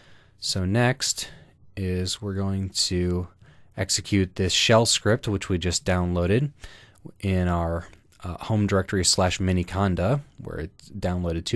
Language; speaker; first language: English; native; English